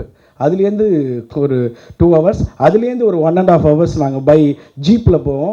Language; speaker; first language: Tamil; native; Tamil